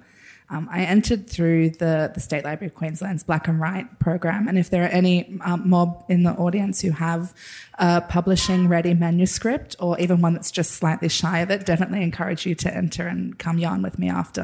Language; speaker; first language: English; native; English